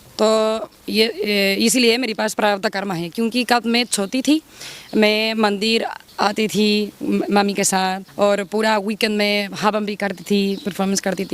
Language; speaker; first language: Hindi; non-native, learner; Spanish